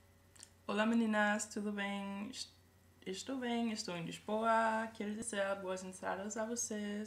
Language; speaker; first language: Portuguese; non-native, learner; Danish